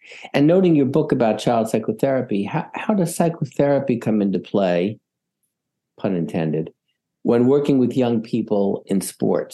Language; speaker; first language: English; native; English